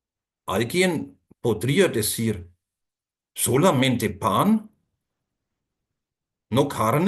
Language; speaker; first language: Spanish; non-native, fluent; German